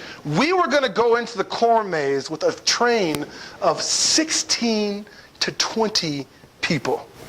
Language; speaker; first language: English; native; English